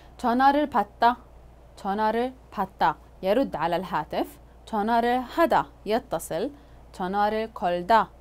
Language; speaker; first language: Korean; non-native, fluent; Arabic